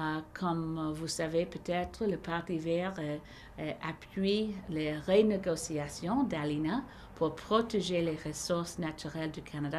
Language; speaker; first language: French; non-native, learner; English